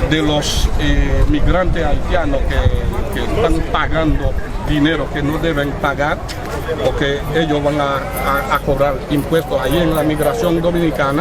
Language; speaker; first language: Spanish; non-native, fluent; Haitian Creole